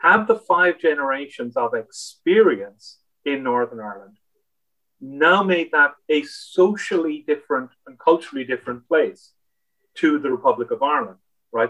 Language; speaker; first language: English; native; English